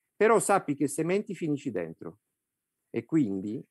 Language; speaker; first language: Italian; native; Italian